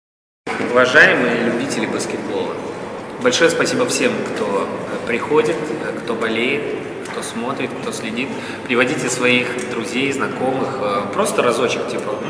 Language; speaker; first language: Russian; native; Russian